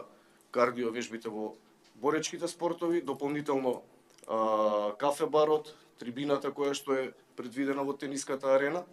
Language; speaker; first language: Macedonian; native; Macedonian